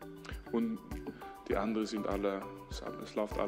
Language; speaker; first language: German; non-native, fluent; French